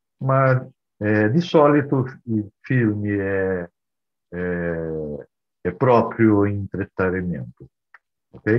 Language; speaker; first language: Italian; non-native, learner; Portuguese